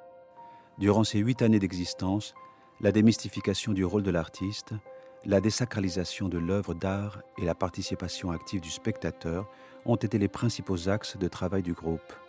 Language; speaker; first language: French; native; French